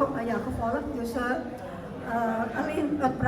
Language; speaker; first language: Dutch; early bilingual, heritage; Indonesian